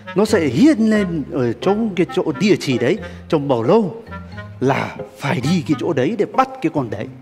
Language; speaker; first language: Vietnamese; non-native, fluent; Turkish